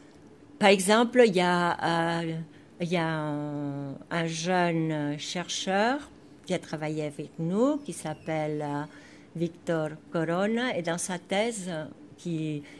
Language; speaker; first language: French; non-native, fluent; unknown